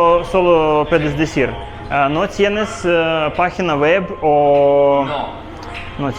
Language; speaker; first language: Spanish; non-native, learner; Russian